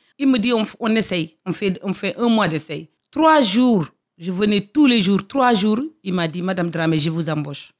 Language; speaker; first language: French; non-native, local second language; Fula